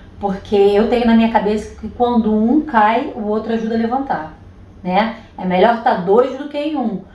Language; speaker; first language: Portuguese; native; Portuguese